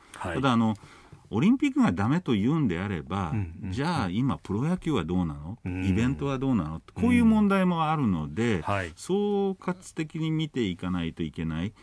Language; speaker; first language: Japanese; non-native, fluent; English